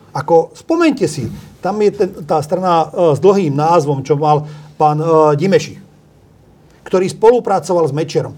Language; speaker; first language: Slovak; non-native, local second language; Hungarian